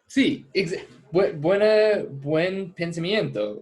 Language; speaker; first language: Spanish; non-native, fluent; English